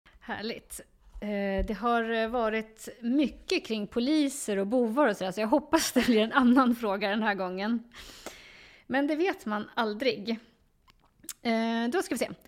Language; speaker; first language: Swedish; native; Swedish